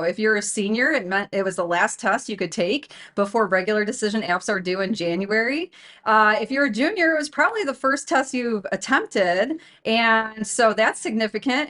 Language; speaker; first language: English; native; English